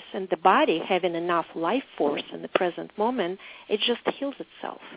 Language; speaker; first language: English; non-native, fluent; Russian